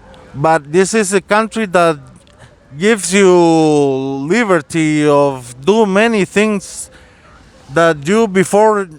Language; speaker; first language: English; non-native, learner; Spanish